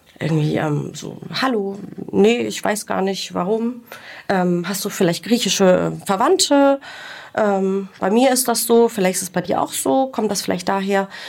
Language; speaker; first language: German; early bilingual, other home language; Greek